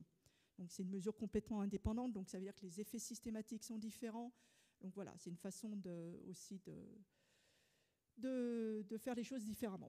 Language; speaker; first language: French; native; French